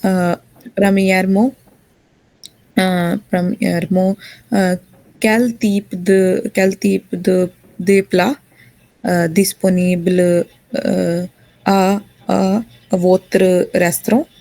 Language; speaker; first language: French; non-native, learner; Hindi